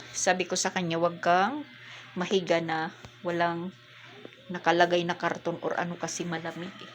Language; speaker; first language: Filipino; non-native, local second language; Waray